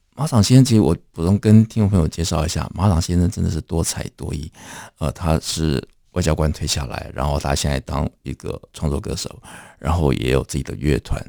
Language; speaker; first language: Chinese; native; Chinese